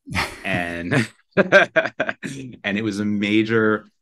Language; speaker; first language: English; native; English